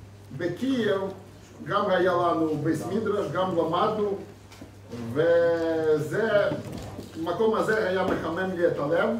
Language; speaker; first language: Hebrew; non-native, fluent; Russian